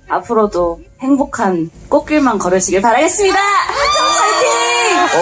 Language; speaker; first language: Korean; native; Korean